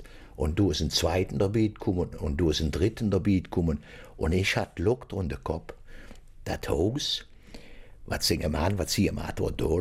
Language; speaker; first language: German; native; German